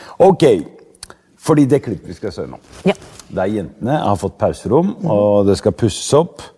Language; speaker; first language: Norwegian; early bilingual, other home language; Arabic